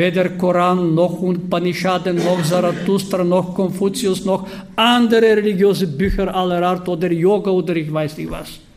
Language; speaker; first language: German; non-native, fluent; Bulgarian